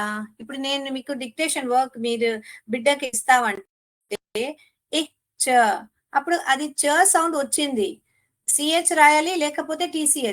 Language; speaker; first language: Telugu; non-native, learner; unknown